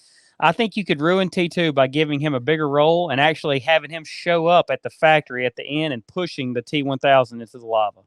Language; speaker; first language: English; native; English